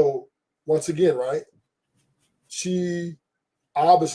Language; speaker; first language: English; native; English